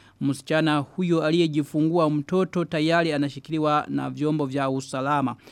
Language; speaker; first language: Swahili; non-native, local second language; Rundi